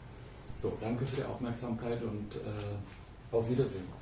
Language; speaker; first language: German; early bilingual, heritage; German